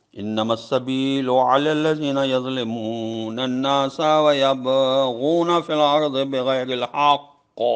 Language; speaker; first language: Arabic; non-native, fluent; Urdu